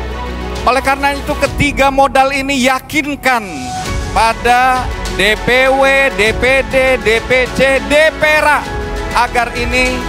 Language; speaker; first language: Indonesian; native; Indonesian